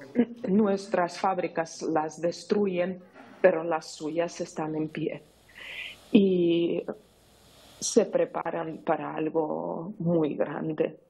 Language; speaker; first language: Spanish; non-native, fluent; Ukrainian